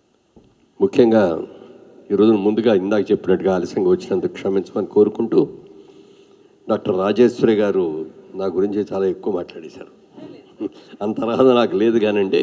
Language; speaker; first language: Telugu; native; Telugu